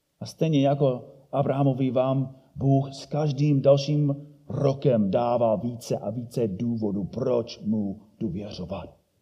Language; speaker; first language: Czech; non-native, fluent; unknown